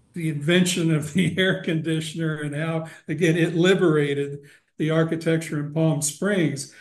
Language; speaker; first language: English; native; English